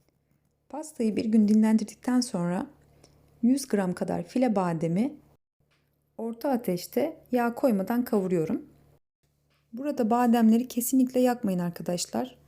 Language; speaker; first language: Turkish; native; Turkish